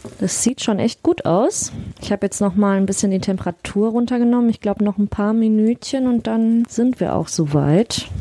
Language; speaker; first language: German; native; German